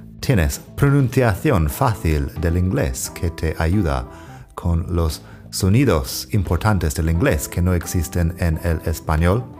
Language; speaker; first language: Spanish; non-native, fluent; English